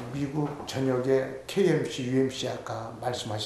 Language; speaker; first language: Korean; native; Korean